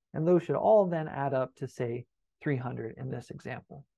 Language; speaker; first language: English; native; English